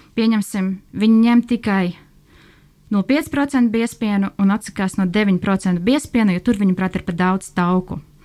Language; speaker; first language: Latvian; non-native, local second language; Russian